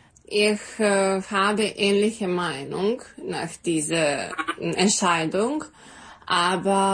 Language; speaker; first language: German; non-native, learner; Serbian